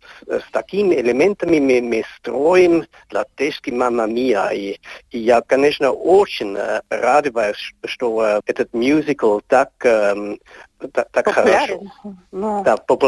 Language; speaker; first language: Russian; non-native, learner; Swiss German